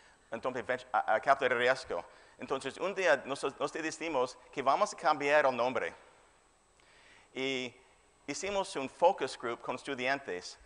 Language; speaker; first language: Spanish; non-native, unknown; English